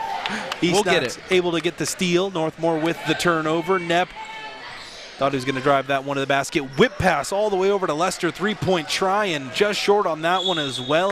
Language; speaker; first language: English; native; English